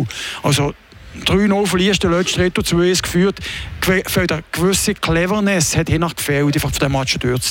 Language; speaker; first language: German; native; German